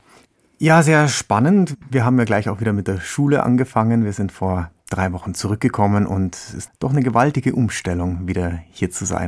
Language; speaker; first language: German; native; German